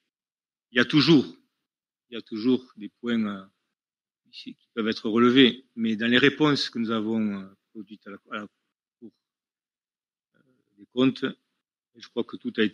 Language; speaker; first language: French; native; French